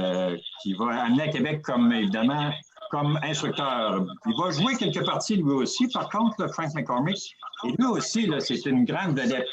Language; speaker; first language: French; native; French